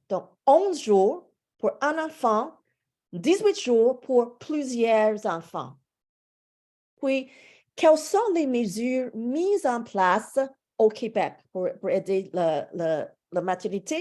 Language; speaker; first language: French; non-native, fluent; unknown